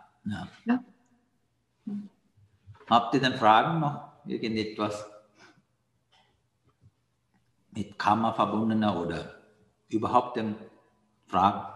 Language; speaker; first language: German; non-native, learner; Sinhala